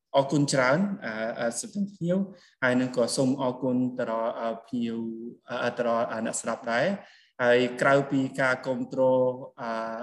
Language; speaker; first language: Khmer; native; Khmer